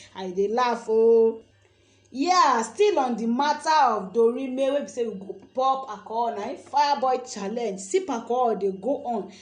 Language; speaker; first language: Nigerian Pidgin; non-native, local second language; Yoruba